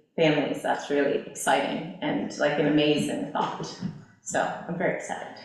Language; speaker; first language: English; native; English